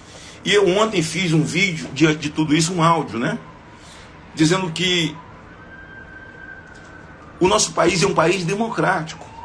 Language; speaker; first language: Portuguese; native; Portuguese